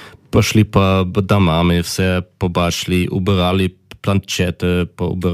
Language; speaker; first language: Ukrainian; early bilingual, heritage; German